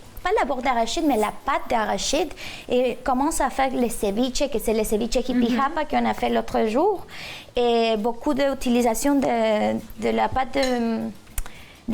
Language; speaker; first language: French; non-native, fluent; Spanish